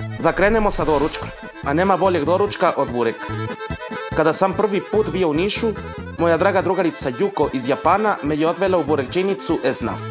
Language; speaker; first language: Serbian; non-native, fluent; Spanish